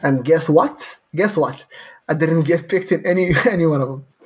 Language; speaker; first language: English; non-native, fluent; Arabic